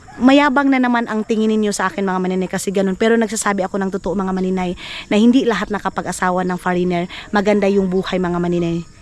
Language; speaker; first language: Filipino; non-native, local second language; Cebuano